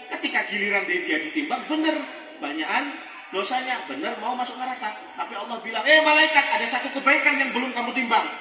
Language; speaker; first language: Indonesian; non-native, local second language; Javanese